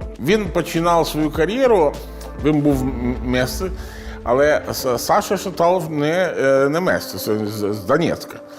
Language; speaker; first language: Ukrainian; non-native, learner; Italian